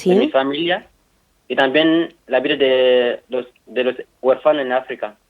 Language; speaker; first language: Spanish; non-native, fluent; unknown